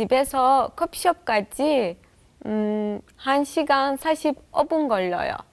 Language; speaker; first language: Korean; non-native, learner; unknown